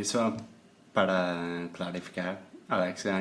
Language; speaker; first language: Portuguese; non-native, fluent; English